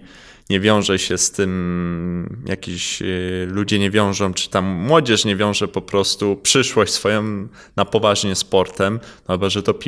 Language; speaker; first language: Polish; early bilingual, heritage; Polish